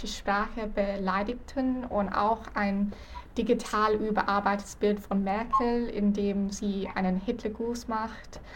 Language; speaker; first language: German; non-native, fluent; English